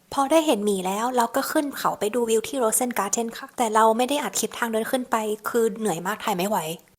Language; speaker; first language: Thai; native; Thai